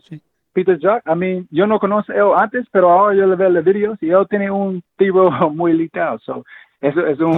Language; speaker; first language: Spanish; non-native, fluent; English